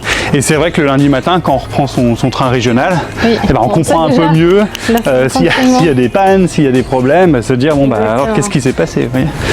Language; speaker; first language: French; native; French